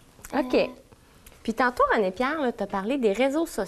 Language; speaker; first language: French; native; French